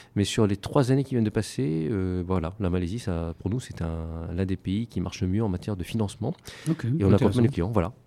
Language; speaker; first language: French; native; French